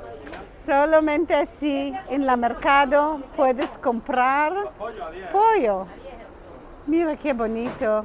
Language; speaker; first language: Spanish; non-native, learner; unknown